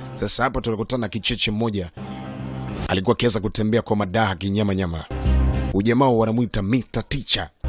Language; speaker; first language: Swahili; native; Swahili